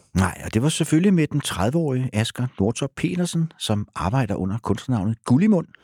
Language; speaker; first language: Danish; native; Danish